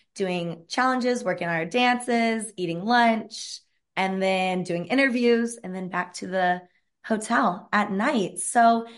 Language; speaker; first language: English; native; English